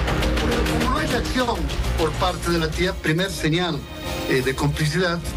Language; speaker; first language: Spanish; native; Spanish